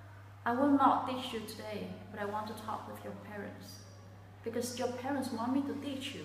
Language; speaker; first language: English; non-native, fluent; Vietnamese